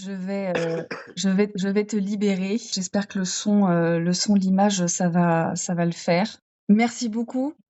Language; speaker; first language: French; native; French